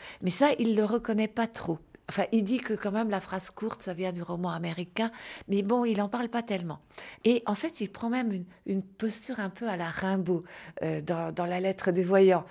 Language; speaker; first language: French; native; French